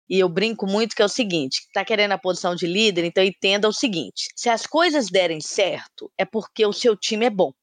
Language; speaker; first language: Portuguese; native; Portuguese